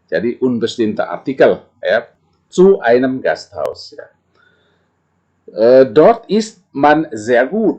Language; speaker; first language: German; non-native, fluent; Indonesian